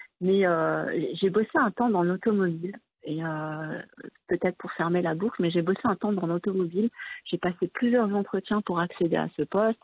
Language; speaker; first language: French; early bilingual, other home language; Arabic